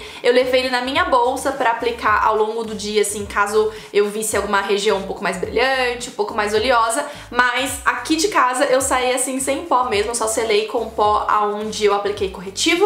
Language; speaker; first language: Portuguese; native; Portuguese